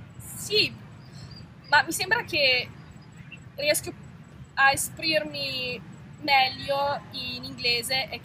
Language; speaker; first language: Italian; non-native, local second language; German